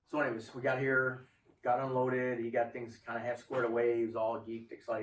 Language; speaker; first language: English; native; English